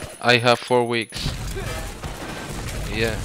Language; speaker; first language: English; non-native, learner; Spanish